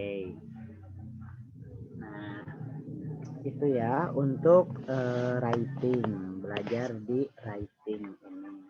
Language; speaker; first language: Indonesian; native; Indonesian